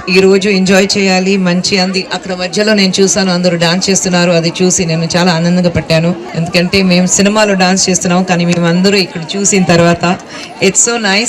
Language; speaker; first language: Telugu; non-native, fluent; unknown